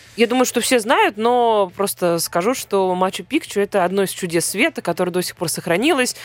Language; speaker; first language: Russian; native; Russian